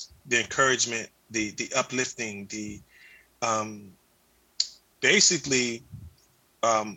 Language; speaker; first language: English; native; English